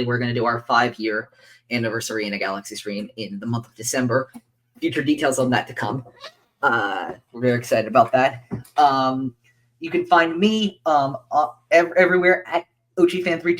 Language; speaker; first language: English; native; English